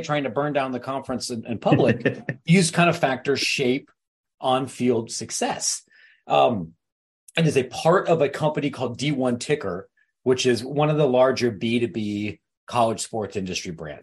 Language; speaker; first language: English; native; English